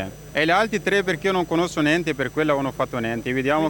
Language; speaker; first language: Italian; non-native, learner; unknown